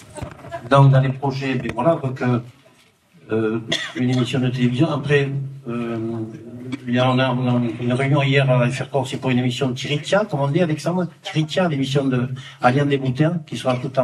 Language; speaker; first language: French; native; French